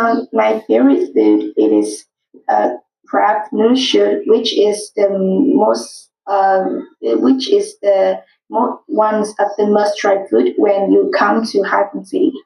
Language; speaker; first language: English; non-native, learner; Vietnamese